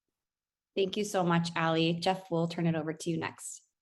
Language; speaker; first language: English; native; English